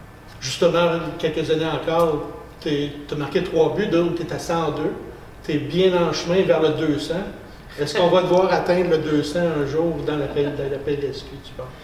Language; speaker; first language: French; native; French